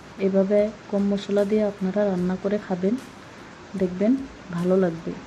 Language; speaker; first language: Bangla; non-native, local second language; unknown